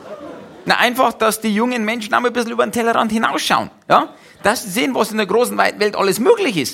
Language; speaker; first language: German; native; German